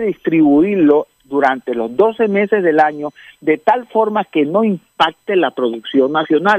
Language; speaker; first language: Spanish; native; Spanish